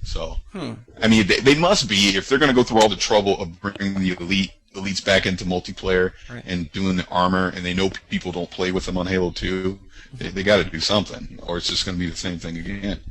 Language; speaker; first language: English; native; English